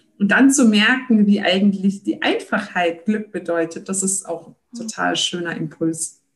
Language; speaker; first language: German; early bilingual, other home language; Turkish